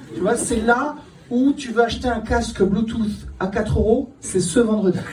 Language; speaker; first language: French; non-native, local second language; Kabyle